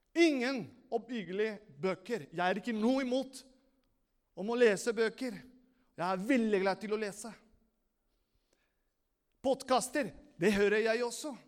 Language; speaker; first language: Norwegian; non-native, fluent; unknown